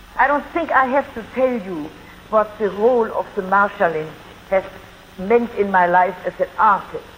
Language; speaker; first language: English; non-native, fluent; German